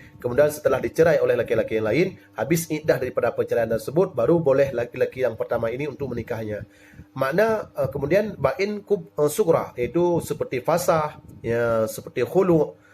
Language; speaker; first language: Malay; non-native, local second language; Achinese